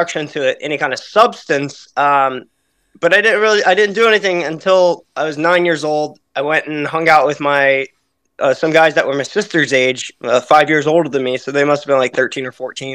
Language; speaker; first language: English; native; English